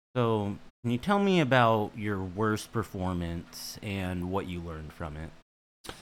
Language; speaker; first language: English; native; English